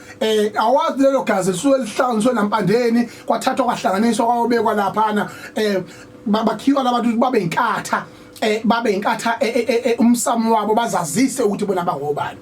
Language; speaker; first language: Zulu; native; Zulu